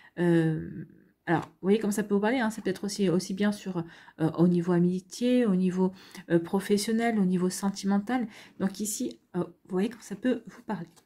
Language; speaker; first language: French; native; French